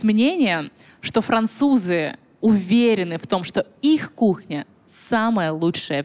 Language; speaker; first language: Russian; native; Russian